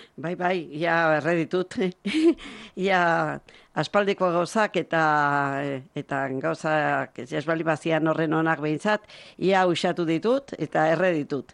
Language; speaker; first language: Basque; native; Basque